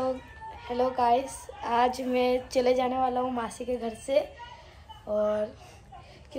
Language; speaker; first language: Hindi; non-native, local second language; Bangla